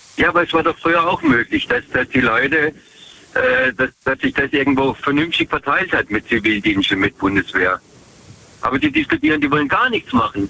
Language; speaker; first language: German; native; German